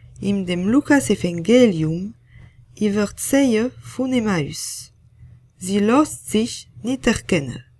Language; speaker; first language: German; non-native, fluent; French